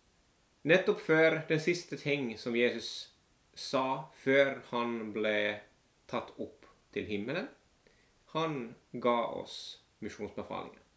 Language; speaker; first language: Norwegian; non-native, fluent; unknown